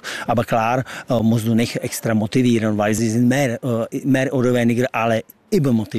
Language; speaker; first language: German; non-native, learner; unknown